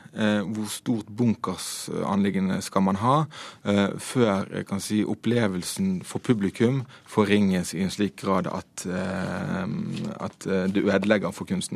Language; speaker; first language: Norwegian; native; Norwegian